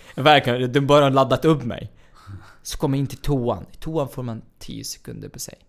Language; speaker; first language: Swedish; non-native, fluent; Arabic